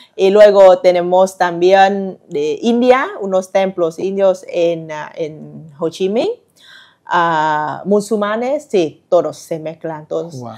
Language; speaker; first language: Spanish; non-native, learner; Vietnamese